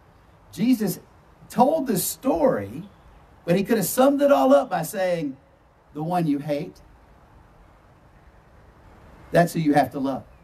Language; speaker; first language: English; native; English